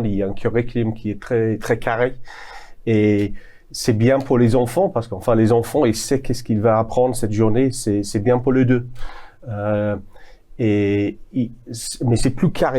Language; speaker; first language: French; non-native, fluent; English